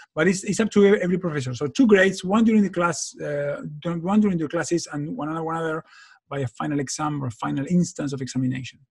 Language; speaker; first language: English; non-native, fluent; Spanish